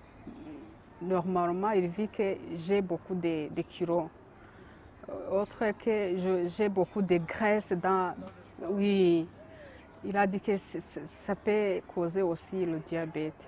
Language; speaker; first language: French; non-native, local second language; Kinyarwanda